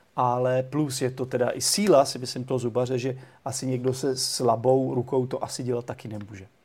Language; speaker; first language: Czech; native; Czech